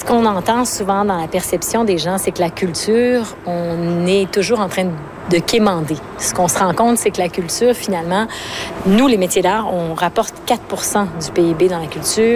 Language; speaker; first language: French; native; French